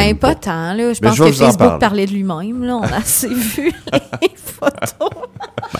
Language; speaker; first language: French; native; French